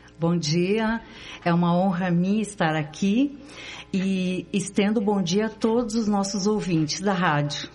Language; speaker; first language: Portuguese; native; Portuguese